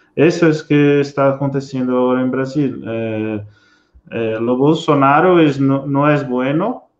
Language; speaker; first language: Spanish; non-native, learner; Portuguese